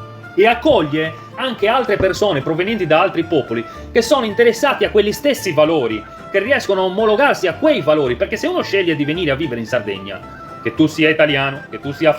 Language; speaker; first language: Italian; native; Italian